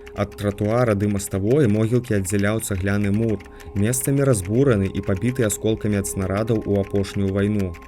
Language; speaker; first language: Belarusian; native; Belarusian